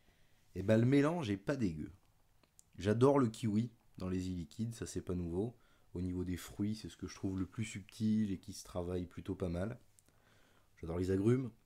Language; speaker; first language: French; native; French